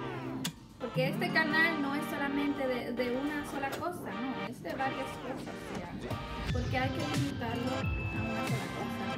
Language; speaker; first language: Spanish; early bilingual, heritage; Spanish